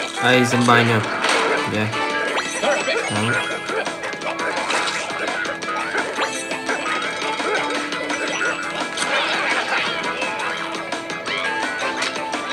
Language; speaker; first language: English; non-native, learner; Vietnamese